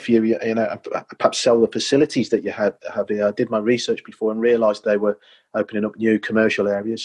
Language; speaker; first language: English; native; English